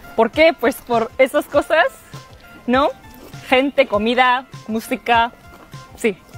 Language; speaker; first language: Spanish; non-native, fluent; Japanese